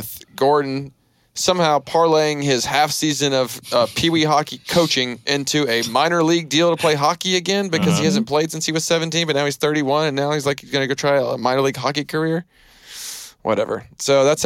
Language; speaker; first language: English; native; English